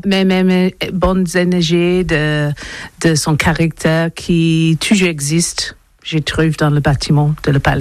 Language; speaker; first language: French; non-native, learner; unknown